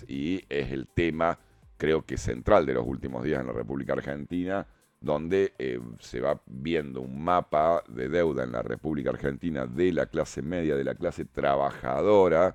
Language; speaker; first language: Spanish; native; Spanish